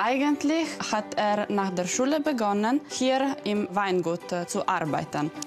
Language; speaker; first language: German; non-native, fluent; Italian